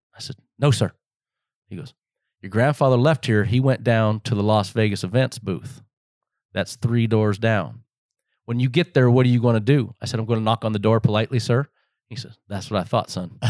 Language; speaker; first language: English; native; English